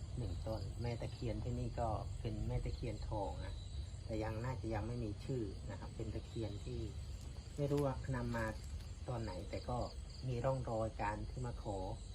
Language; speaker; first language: Thai; non-native, local second language; Northern Khmer